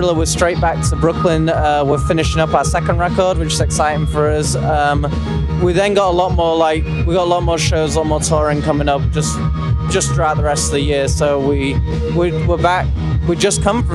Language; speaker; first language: English; native; English